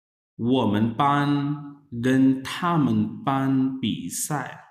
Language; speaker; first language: Chinese; non-native, fluent; Urdu